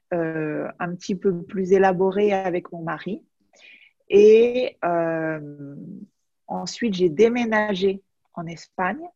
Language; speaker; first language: French; native; French